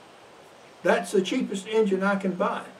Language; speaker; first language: English; native; English